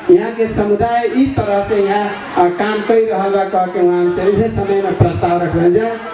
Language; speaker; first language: Bhojpuri; non-native, local second language; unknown